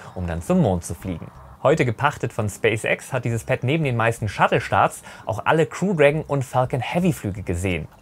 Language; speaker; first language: German; native; German